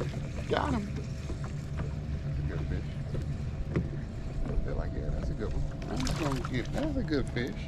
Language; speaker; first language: English; native; English